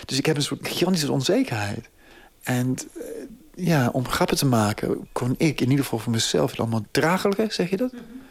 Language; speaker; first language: Dutch; non-native, fluent; English